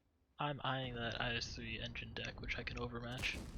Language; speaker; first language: English; native; English